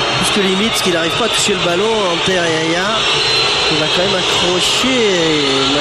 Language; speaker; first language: French; native; French